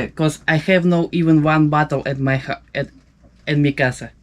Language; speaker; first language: English; non-native, learner; Russian